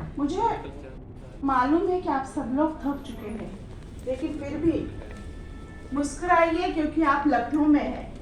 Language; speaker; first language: Hindi; non-native, local second language; Marathi